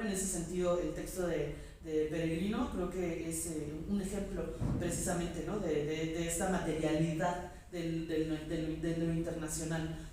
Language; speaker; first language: Spanish; native; Spanish